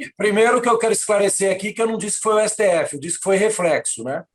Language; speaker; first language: Portuguese; native; Portuguese